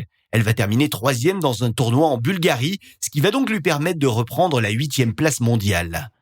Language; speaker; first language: French; native; French